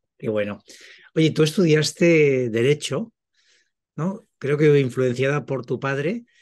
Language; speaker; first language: Spanish; native; Spanish